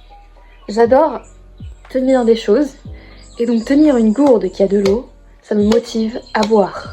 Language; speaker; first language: French; native; French